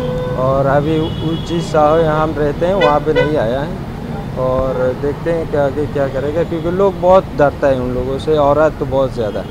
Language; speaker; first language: Hindi; non-native, learner; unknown